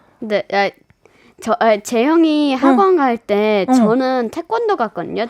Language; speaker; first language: Korean; early bilingual, other home language; English